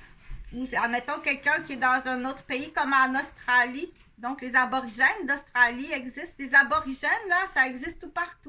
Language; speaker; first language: French; native; French